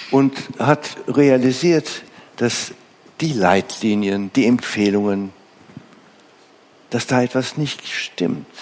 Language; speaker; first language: German; non-native, fluent; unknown